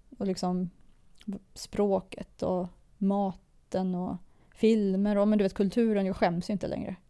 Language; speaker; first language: Swedish; early bilingual, other home language; Persian